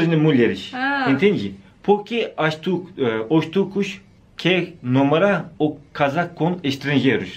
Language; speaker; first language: Portuguese; non-native, learner; Turkish